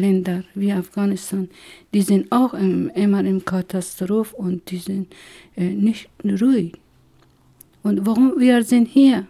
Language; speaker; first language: German; non-native, learner; Persian